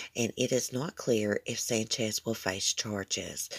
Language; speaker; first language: English; native; English